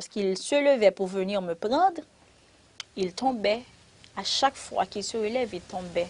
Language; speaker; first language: French; non-native, local second language; Haitian Creole